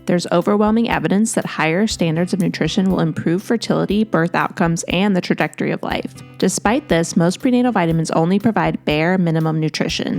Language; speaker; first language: English; native; English